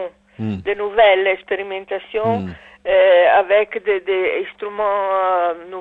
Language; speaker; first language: French; non-native, learner; Italian